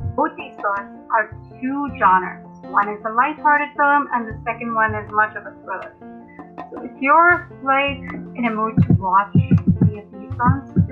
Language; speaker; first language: English; non-native, local second language; Hindi